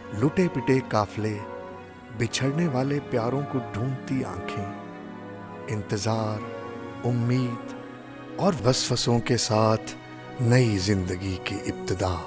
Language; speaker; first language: Urdu; native; Urdu